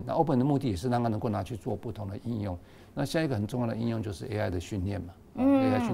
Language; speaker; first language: Chinese; native; Chinese